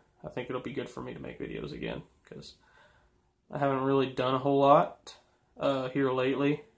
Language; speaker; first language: English; native; English